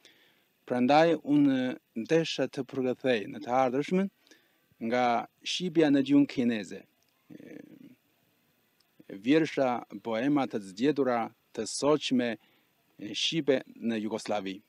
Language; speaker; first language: Albanian; non-native, fluent; Chinese